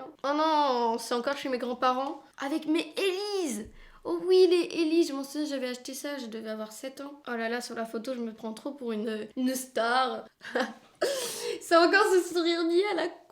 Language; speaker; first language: French; native; French